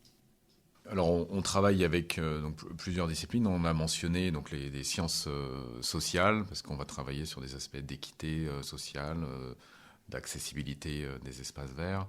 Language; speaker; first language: French; native; French